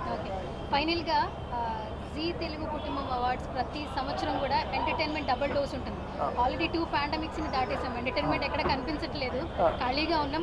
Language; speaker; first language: Telugu; native; Telugu